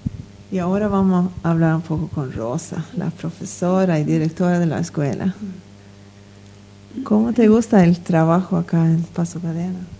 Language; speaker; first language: Spanish; non-native, learner; Norwegian